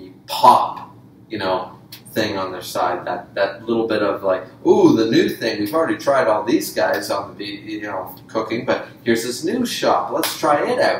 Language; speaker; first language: English; native; English